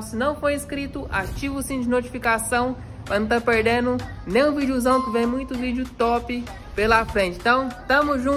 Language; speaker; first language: Portuguese; native; Portuguese